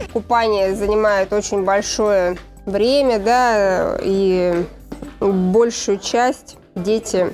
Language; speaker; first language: Russian; native; Russian